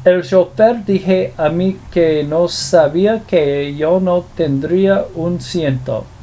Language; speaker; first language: Spanish; non-native, learner; English